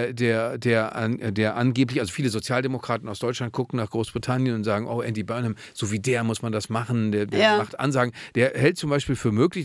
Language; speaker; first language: German; native; German